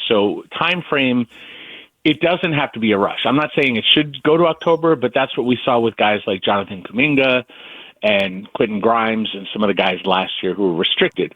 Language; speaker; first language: English; native; English